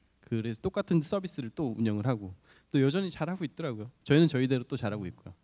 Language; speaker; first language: Korean; native; Korean